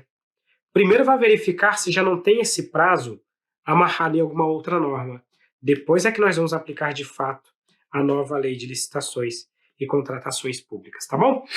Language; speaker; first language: Portuguese; native; Portuguese